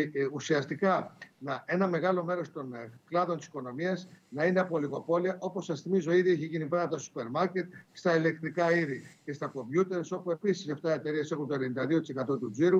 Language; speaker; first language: Greek; native; Greek